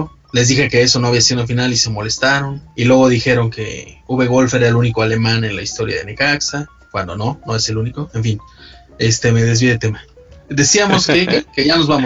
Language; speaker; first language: Spanish; native; Spanish